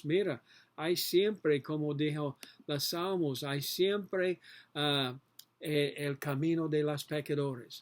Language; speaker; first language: Spanish; non-native, learner; English